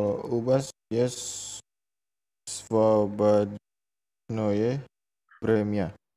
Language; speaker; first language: Russian; non-native, learner; Indonesian